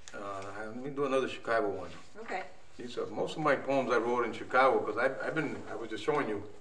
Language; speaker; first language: English; native; English